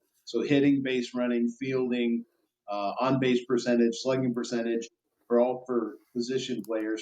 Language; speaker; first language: English; native; English